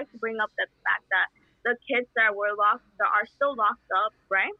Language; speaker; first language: English; non-native, fluent; Spanish